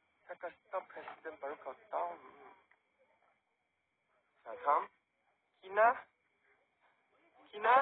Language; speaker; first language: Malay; non-native, learner; Korean